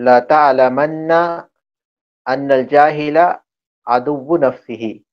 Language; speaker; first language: Arabic; non-native, fluent; Urdu